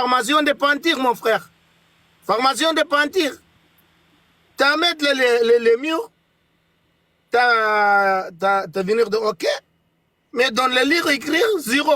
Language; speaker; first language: French; non-native, learner; Arabic